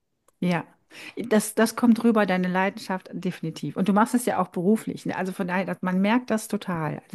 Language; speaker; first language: German; native; German